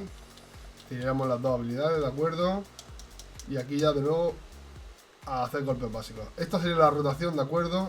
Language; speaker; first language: Spanish; native; Spanish